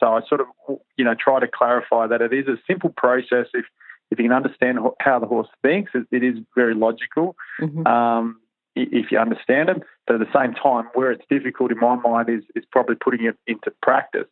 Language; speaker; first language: English; native; English